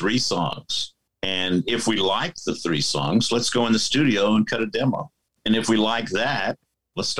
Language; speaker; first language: English; native; English